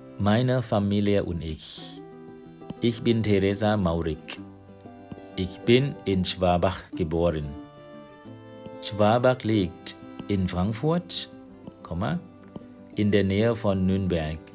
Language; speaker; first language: German; non-native, fluent; Thai